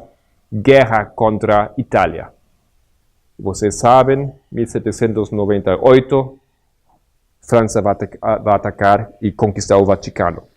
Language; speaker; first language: Portuguese; non-native, fluent; Spanish